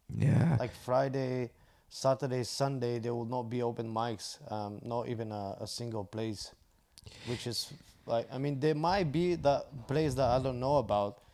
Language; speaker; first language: English; non-native, fluent; Bulgarian